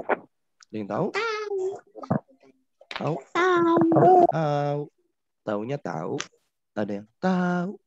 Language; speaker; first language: Indonesian; native; Indonesian